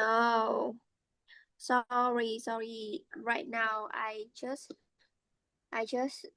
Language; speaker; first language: English; non-native, learner; Vietnamese